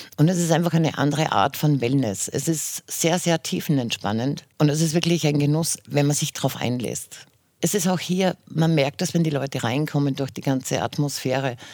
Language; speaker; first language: German; native; German